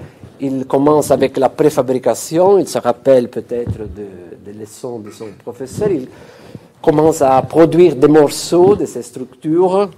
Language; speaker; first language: French; non-native, fluent; Italian